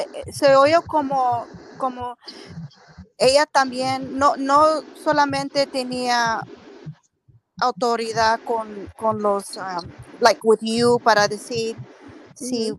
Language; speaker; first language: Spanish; early bilingual, heritage; Spanish